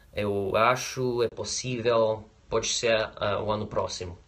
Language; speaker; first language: Portuguese; non-native, learner; English